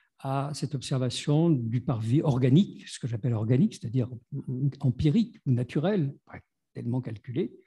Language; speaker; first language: French; native; French